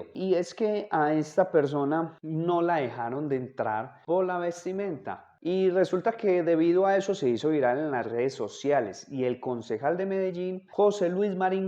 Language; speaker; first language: Spanish; native; Spanish